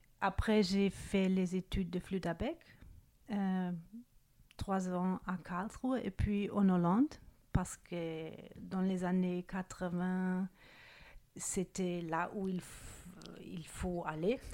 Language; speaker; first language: French; non-native, fluent; German